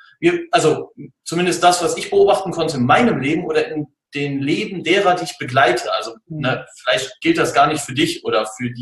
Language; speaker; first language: German; native; German